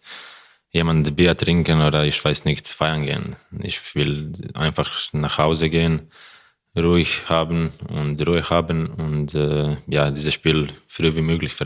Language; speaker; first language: German; non-native, learner; Croatian